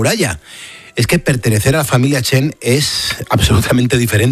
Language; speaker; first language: Spanish; native; Spanish